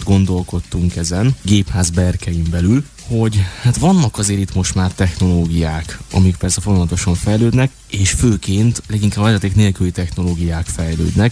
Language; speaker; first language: Hungarian; native; Hungarian